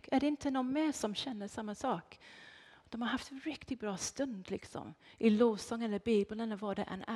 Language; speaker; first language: Swedish; non-native, fluent; English